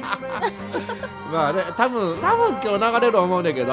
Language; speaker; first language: Japanese; native; Japanese